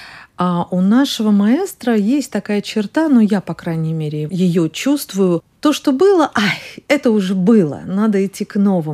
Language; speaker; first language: Russian; native; Russian